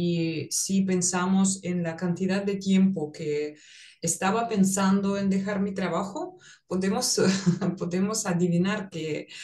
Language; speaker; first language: Spanish; non-native, fluent; Russian